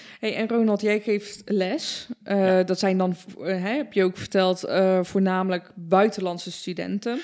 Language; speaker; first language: Dutch; early bilingual, other home language; Persian